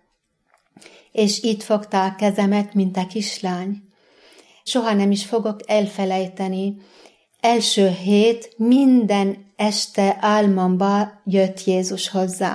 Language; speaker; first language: Hungarian; non-native, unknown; Arabic